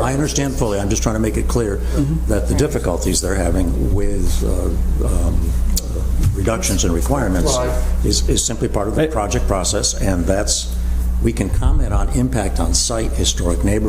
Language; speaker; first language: English; native; English